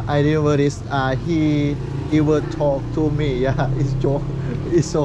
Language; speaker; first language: English; non-native, learner; Lao